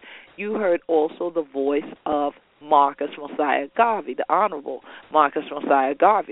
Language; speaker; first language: English; native; English